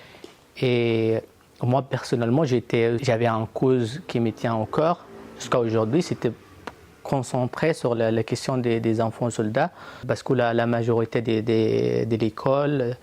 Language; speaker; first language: French; non-native, fluent; Arabic